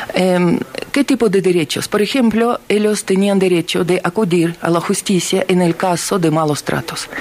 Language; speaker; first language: Spanish; non-native, fluent; Ukrainian